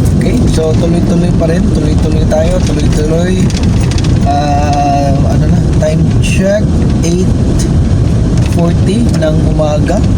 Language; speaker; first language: Filipino; non-native, local second language; Cebuano